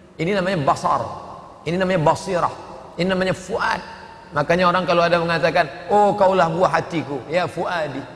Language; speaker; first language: Indonesian; native; Indonesian